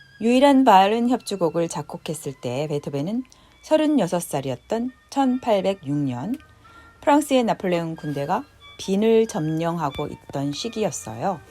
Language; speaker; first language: Korean; native; Korean